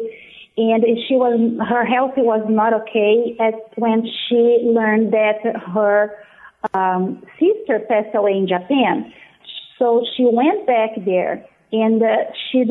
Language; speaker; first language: English; non-native, fluent; Portuguese